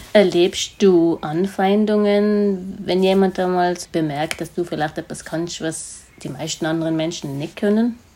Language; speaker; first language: German; native; German